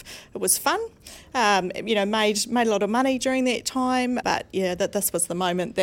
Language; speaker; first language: English; native; English